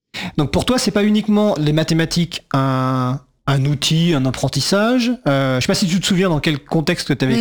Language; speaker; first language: French; native; French